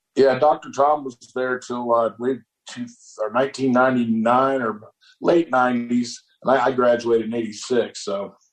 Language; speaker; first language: English; native; English